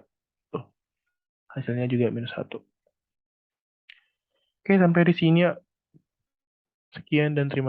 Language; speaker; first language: Indonesian; native; Indonesian